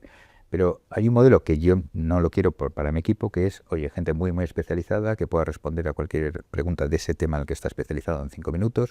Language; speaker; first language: Spanish; native; Spanish